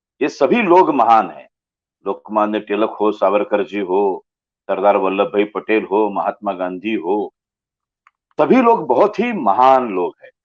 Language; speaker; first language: Hindi; non-native, local second language; Marathi